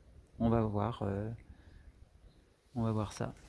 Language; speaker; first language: French; native; French